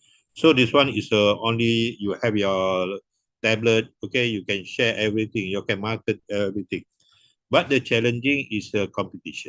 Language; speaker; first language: English; non-native, local second language; Malay